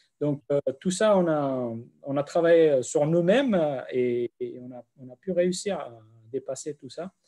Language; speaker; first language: French; non-native, fluent; Central Kurdish